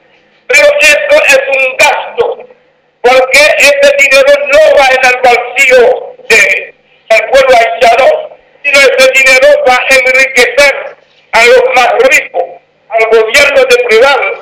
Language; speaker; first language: Spanish; non-native, fluent; Haitian Creole